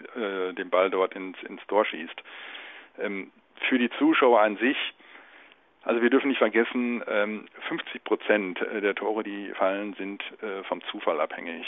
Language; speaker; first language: German; native; German